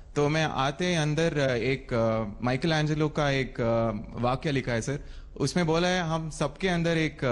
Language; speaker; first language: Hindi; non-native, local second language; Kannada